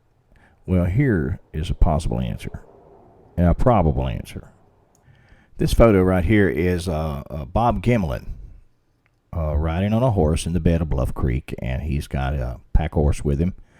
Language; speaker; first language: English; native; English